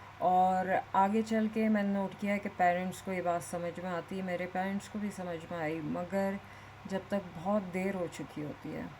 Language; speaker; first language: Urdu; native; Urdu